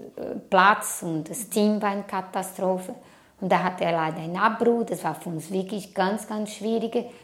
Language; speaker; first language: German; non-native, fluent; Portuguese